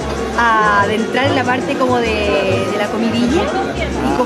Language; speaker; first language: Spanish; native; Spanish